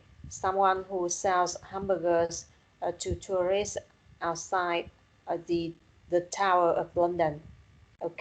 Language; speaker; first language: English; non-native, learner; Vietnamese